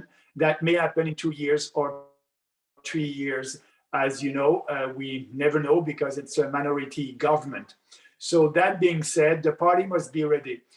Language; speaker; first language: English; non-native, local second language; French